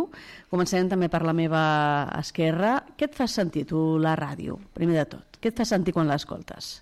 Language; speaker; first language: Catalan; native; Catalan